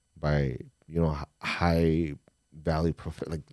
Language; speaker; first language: English; native; English